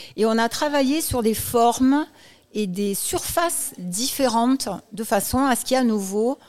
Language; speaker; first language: French; native; French